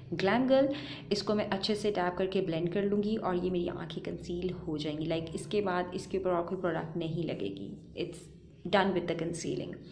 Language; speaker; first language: Urdu; native; Urdu